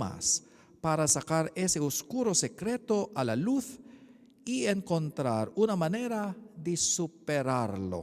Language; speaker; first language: Spanish; non-native, learner; Filipino